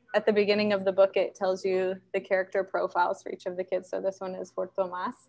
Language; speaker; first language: English; native; English